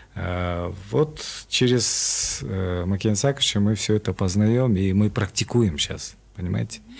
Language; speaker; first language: Russian; non-native, local second language; Kyrgyz